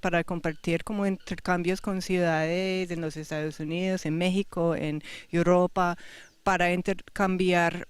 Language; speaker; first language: Spanish; non-native, fluent; English